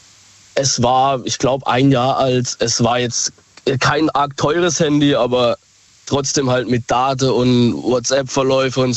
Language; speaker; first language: German; native; German